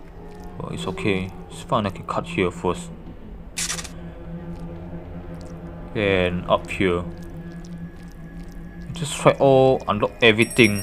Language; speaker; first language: English; non-native, fluent; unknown